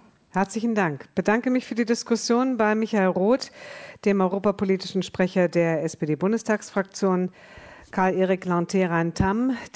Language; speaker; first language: German; native; German